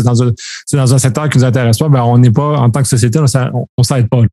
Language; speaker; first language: French; native; French